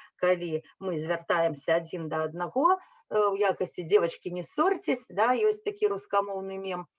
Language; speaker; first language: Belarusian; native; Belarusian